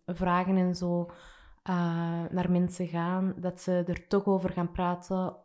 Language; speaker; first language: Dutch; native; Dutch